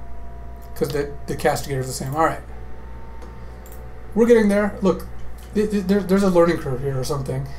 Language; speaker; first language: English; native; English